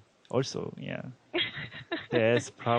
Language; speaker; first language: English; non-native, learner; Korean